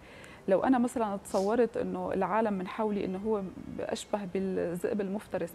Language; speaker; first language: Arabic; native; Arabic